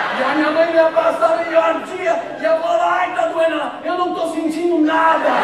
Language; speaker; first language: Portuguese; native; Portuguese